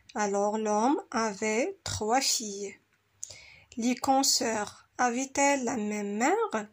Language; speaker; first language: French; non-native, local second language; Arabic